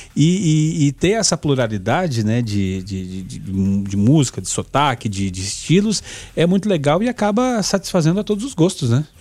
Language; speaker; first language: Portuguese; native; Portuguese